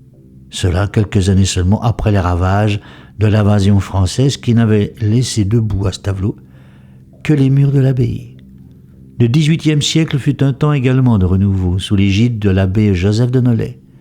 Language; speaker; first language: French; native; French